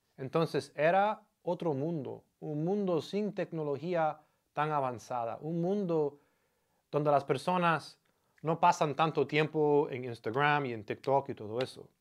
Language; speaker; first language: Spanish; non-native, fluent; English